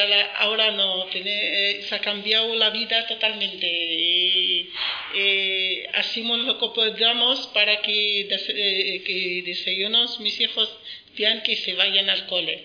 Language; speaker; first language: Spanish; non-native, learner; Arabic